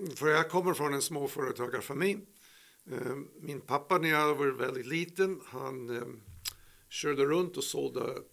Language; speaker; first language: Swedish; non-native, fluent; English